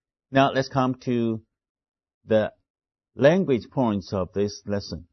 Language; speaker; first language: English; non-native, fluent; Chinese